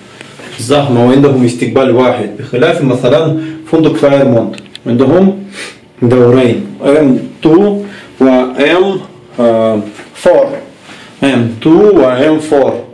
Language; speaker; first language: Arabic; non-native, fluent; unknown